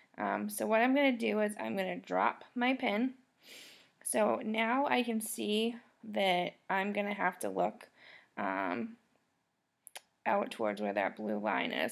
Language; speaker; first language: English; native; English